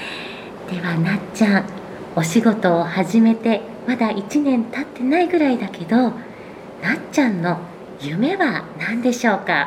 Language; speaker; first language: Japanese; native; Japanese